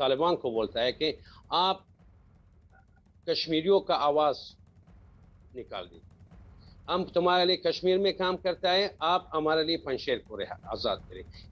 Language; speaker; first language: Hindi; non-native, learner; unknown